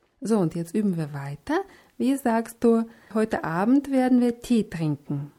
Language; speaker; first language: German; non-native, fluent; Russian